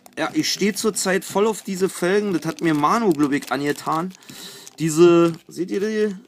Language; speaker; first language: German; native; German